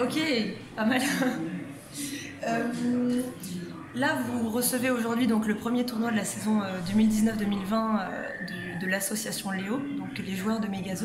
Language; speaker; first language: French; native; French